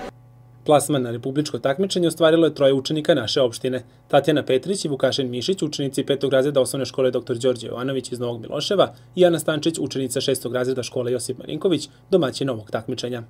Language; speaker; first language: Serbian; native; Serbian